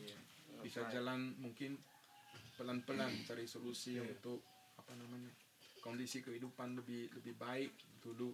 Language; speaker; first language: Indonesian; non-native, fluent; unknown